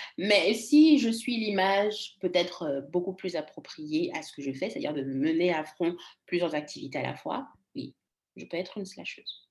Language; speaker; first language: French; non-native, local second language; Lingala